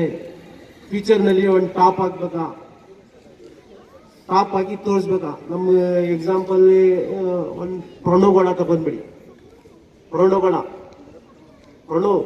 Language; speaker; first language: Kannada; non-native, local second language; Urdu